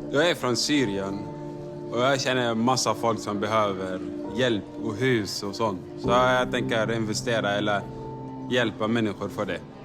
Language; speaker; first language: Swedish; non-native, learner; Arabic